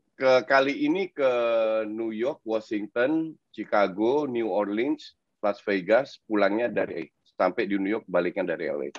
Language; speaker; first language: Indonesian; non-native, fluent; Dutch